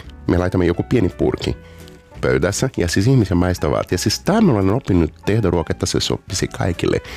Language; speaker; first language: Finnish; non-native, fluent; Portuguese